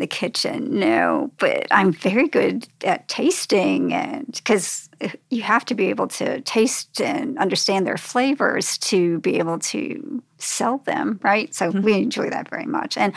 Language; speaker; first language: English; native; English